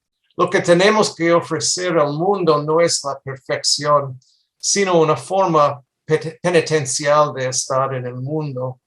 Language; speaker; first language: Spanish; non-native, fluent; English